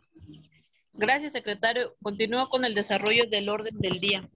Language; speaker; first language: Spanish; native; Spanish